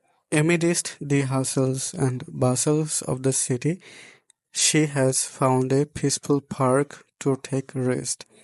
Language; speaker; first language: English; non-native, local second language; Bangla